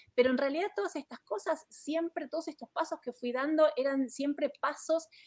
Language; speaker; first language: Spanish; native; Spanish